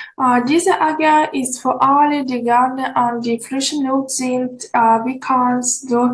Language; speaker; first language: German; non-native, fluent; Ukrainian